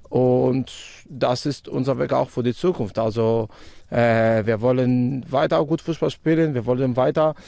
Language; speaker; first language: German; non-native, fluent; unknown